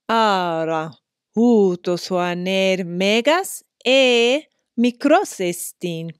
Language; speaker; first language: Greek; non-native, fluent; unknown